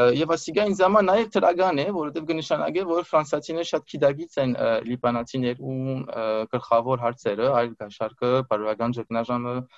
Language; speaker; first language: Armenian; early bilingual, heritage; Armenian